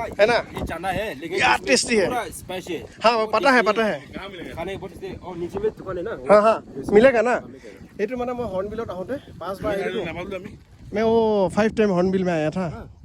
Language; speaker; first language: Hindi; non-native, local second language; Assamese